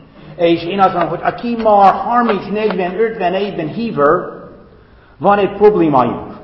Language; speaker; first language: Hungarian; non-native, fluent; English